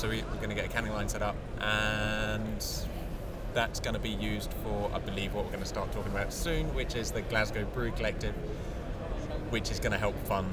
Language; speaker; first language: English; native; English